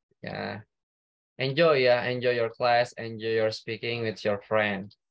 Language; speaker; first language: English; non-native, fluent; Indonesian